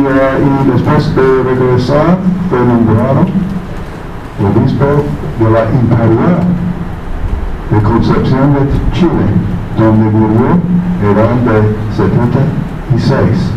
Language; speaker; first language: Spanish; non-native, fluent; English